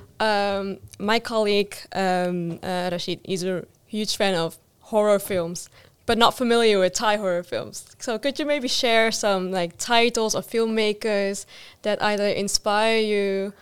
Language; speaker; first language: English; non-native, fluent; Dutch